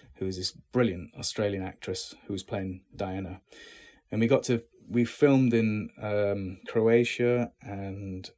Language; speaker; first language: English; native; English